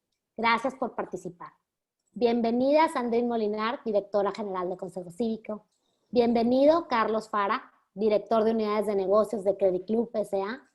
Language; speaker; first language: Spanish; native; Spanish